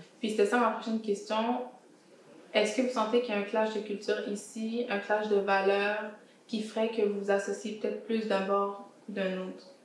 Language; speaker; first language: French; early bilingual, other home language; Haitian Creole